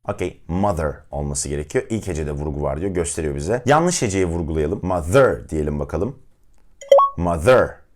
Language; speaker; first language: Turkish; native; Turkish